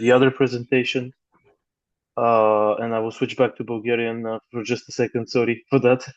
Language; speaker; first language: English; non-native, fluent; Bulgarian